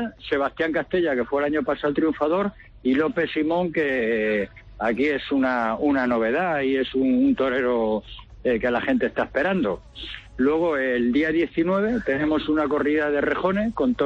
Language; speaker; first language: Spanish; native; Spanish